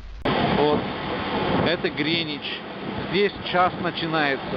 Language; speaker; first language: Russian; non-native, fluent; English